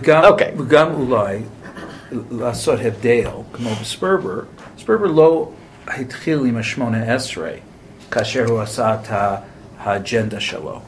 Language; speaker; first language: Hebrew; non-native, fluent; English